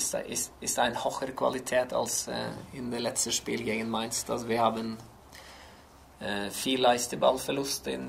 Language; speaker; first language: German; non-native, learner; Norwegian